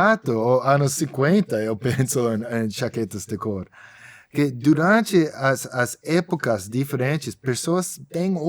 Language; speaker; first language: Portuguese; non-native, fluent; English